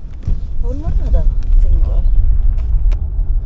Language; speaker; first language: Arabic; non-native, learner; Filipino